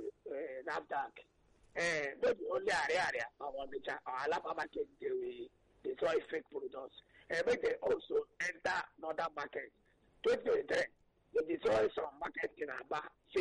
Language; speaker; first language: English; non-native, local second language; Yoruba